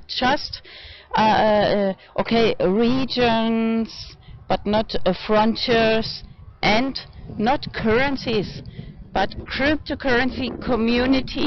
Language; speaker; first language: English; non-native, fluent; German